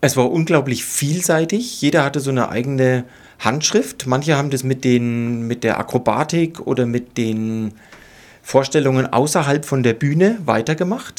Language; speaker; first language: German; native; German